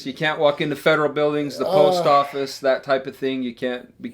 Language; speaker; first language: English; native; English